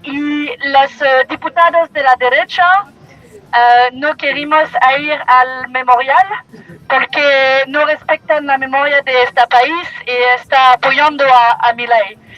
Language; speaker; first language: Spanish; non-native, learner; French